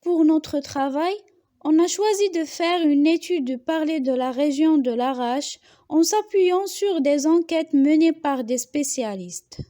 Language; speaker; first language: French; non-native, local second language; Arabic